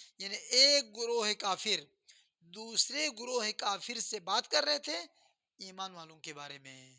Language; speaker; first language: Urdu; non-native, local second language; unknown